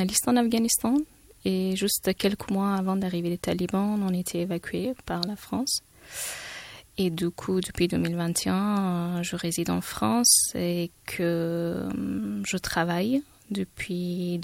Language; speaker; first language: French; non-native, fluent; Persian